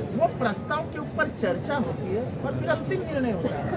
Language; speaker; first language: Hindi; non-native, local second language; Marathi